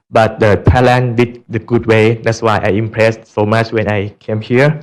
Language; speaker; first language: English; non-native, learner; Thai